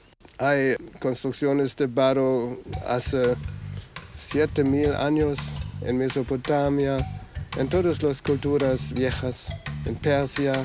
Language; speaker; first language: Spanish; non-native, fluent; German